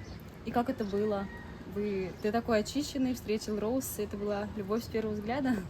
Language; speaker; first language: Russian; native; Russian